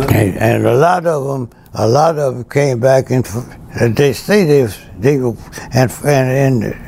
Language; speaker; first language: English; native; English